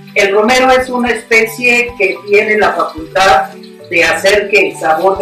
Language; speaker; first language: Spanish; native; Spanish